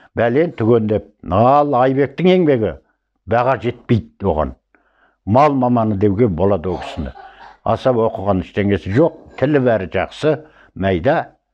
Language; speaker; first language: Kazakh; native; Kazakh